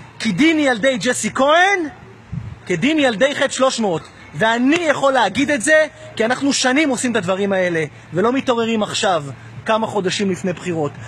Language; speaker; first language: Hebrew; native; Hebrew